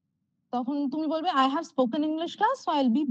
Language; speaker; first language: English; non-native, local second language; Bangla